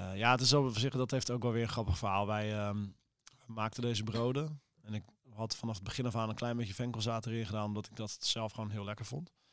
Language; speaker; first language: Dutch; native; Dutch